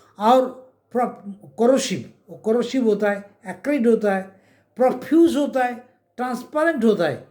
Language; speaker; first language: Hindi; non-native, local second language; Bangla